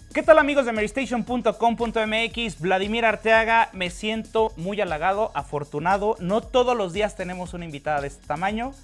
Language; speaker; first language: Spanish; native; Spanish